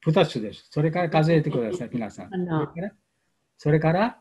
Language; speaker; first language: Japanese; non-native, fluent; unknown